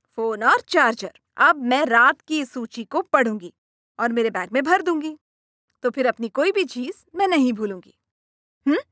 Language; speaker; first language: Hindi; non-native, local second language; Marathi